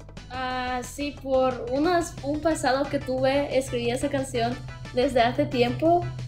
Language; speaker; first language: Spanish; non-native, fluent; Russian